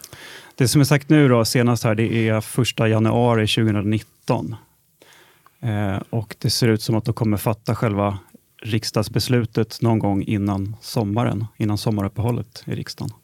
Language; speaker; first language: Swedish; native; Swedish